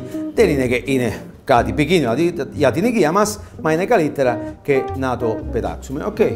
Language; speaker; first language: Greek; non-native, fluent; Italian